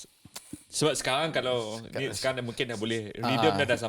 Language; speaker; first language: Malay; native; Malay